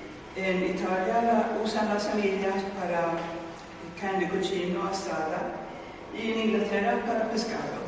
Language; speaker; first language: Spanish; non-native, fluent; Swedish